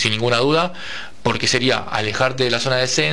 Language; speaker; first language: Spanish; native; Spanish